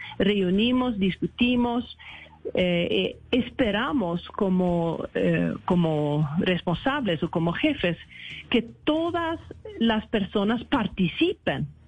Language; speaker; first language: Spanish; non-native, fluent; Swedish